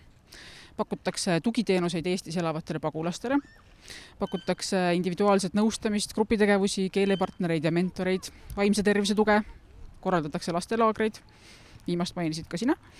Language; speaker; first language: Estonian; native; Estonian